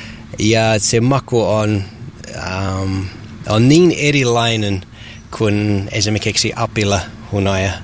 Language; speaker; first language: Finnish; non-native, learner; English